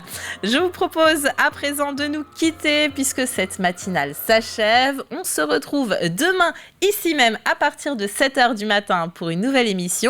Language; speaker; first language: French; native; French